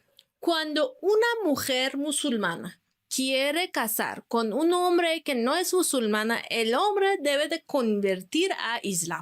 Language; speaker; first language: Spanish; non-native, fluent; Persian